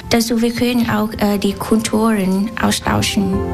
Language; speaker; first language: German; non-native, learner; Vietnamese